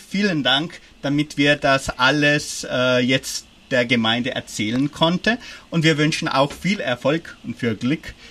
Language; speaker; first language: German; early bilingual, heritage; German